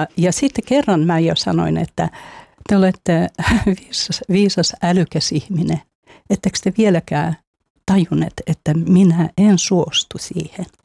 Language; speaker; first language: Finnish; non-native, fluent; Russian